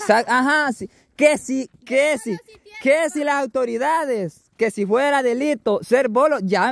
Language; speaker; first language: Spanish; native; Spanish